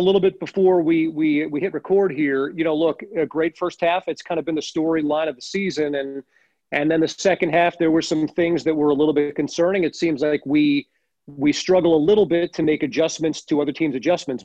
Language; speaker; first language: English; native; English